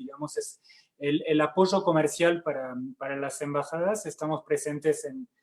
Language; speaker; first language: Spanish; non-native, fluent; French